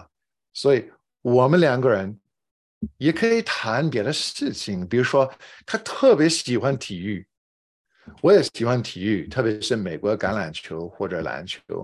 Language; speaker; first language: Chinese; non-native, fluent; English